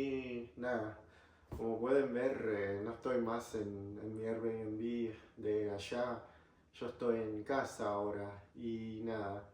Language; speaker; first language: Spanish; non-native, fluent; English